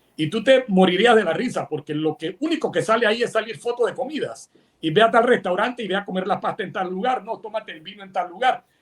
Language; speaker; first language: Spanish; early bilingual, other home language; Italian